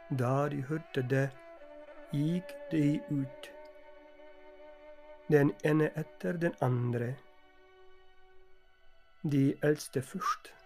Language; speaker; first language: Norwegian; non-native, fluent; Polish